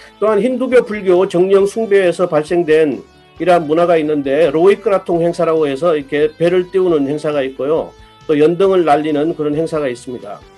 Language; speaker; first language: Korean; native; Korean